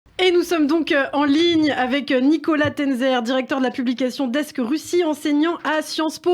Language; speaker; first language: French; native; French